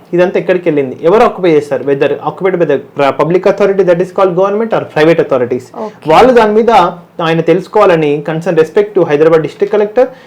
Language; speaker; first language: Telugu; native; Telugu